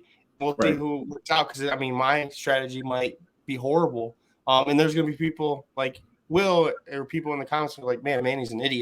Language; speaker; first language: English; native; English